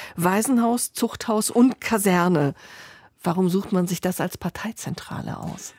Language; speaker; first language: German; native; German